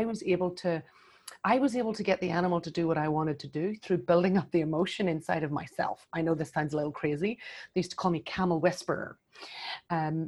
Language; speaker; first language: English; native; English